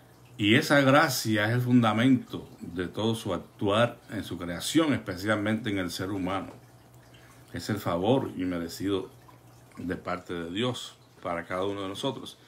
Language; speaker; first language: Spanish; native; Spanish